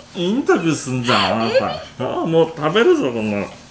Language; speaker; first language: Japanese; non-native, fluent; Korean